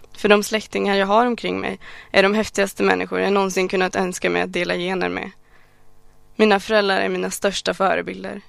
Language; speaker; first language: Swedish; early bilingual, other home language; Arabic